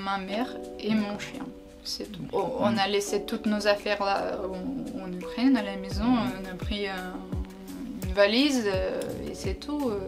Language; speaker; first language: French; non-native, learner; Ukrainian